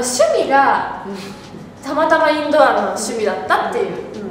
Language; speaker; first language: Japanese; native; Japanese